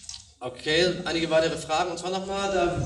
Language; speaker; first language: German; native; German